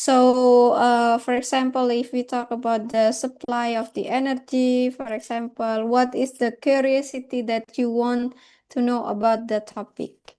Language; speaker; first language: English; non-native, fluent; Indonesian